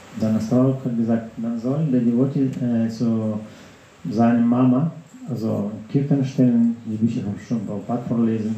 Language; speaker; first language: German; non-native, fluent; Russian